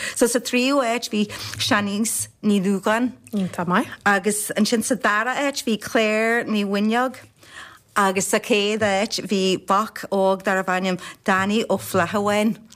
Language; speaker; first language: Irish; non-native, local second language; English